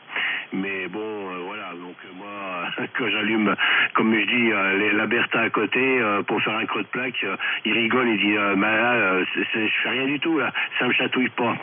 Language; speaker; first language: French; native; French